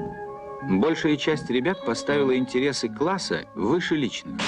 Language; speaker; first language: Russian; native; Russian